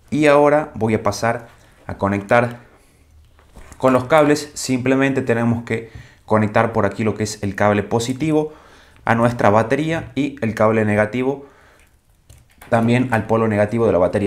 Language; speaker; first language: Spanish; native; Spanish